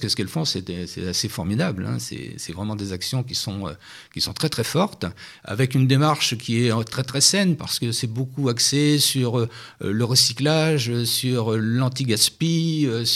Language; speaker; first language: French; native; French